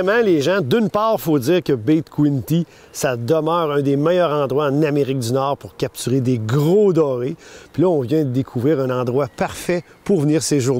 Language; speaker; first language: French; native; French